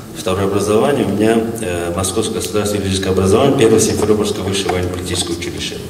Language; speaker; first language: Russian; non-native, local second language; Azerbaijani